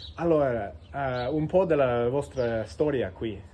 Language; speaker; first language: Italian; non-native, fluent; English